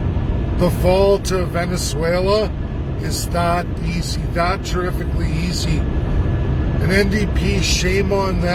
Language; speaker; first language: English; native; English